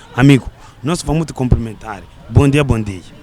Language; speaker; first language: Portuguese; non-native, learner; Kinyarwanda